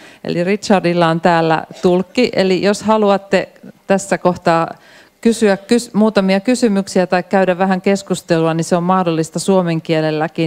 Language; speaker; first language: Finnish; native; Finnish